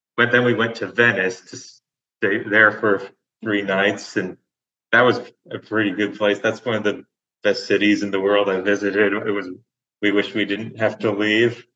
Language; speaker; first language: English; native; English